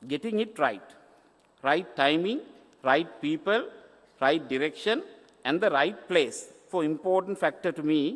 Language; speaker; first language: English; non-native, local second language; Sinhala